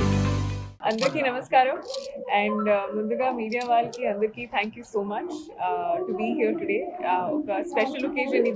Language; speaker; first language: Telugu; non-native, learner; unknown